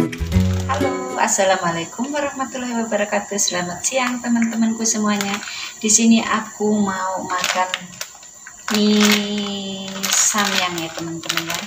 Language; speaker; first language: Indonesian; non-native, local second language; Javanese